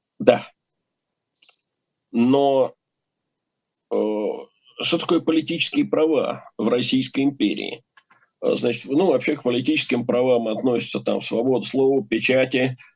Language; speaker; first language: Russian; native; Russian